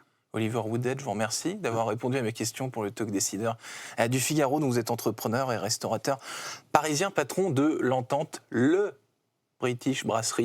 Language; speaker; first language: French; native; French